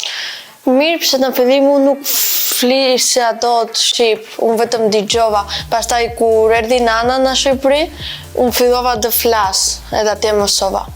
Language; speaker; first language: Albanian; early bilingual, heritage; Albanian